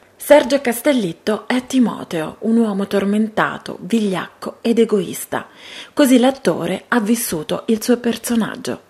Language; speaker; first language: Italian; native; Italian